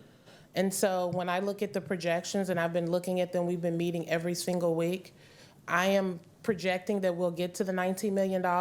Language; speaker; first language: English; native; English